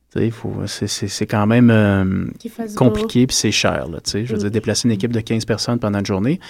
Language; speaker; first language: French; native; French